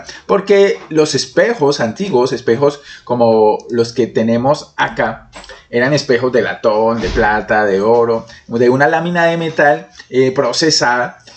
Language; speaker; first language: Spanish; native; Spanish